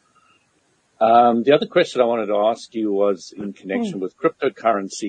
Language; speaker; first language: English; native; English